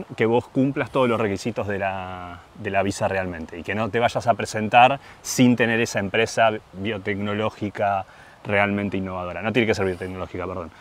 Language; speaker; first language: Spanish; native; Spanish